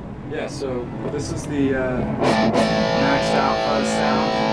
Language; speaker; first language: English; native; English